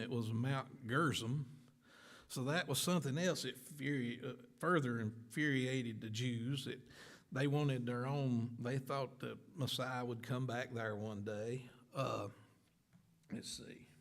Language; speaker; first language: English; native; English